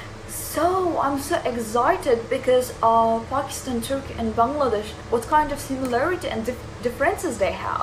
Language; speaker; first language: English; non-native, fluent; Urdu